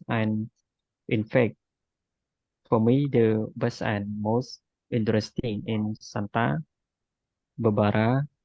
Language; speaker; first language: English; non-native, learner; Khmer